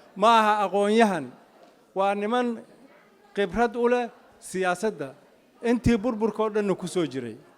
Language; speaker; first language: Somali; native; Somali